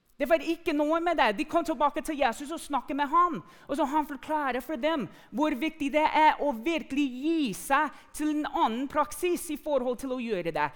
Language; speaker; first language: Norwegian; non-native, fluent; English